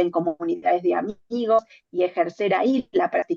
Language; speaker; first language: Spanish; native; Spanish